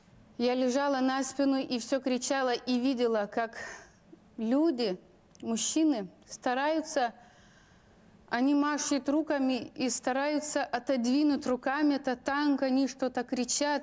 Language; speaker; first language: Russian; non-native, local second language; Lithuanian